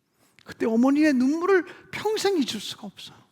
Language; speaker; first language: Korean; native; Korean